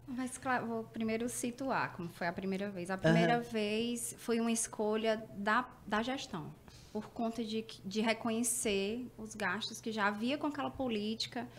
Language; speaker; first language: Portuguese; native; Portuguese